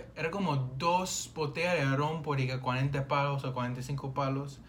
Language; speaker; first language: Spanish; early bilingual, other home language; English